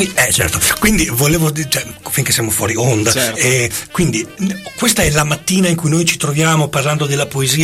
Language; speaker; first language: Italian; native; Italian